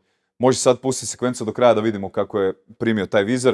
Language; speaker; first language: Croatian; native; Croatian